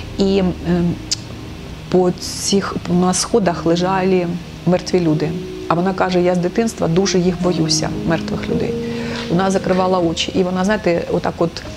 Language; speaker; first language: Ukrainian; non-native, local second language; Russian